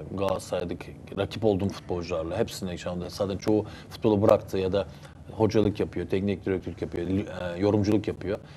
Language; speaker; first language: Turkish; early bilingual, heritage; Turkish